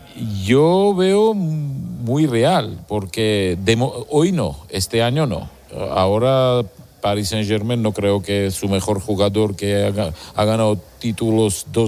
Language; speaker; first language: Spanish; non-native, learner; Georgian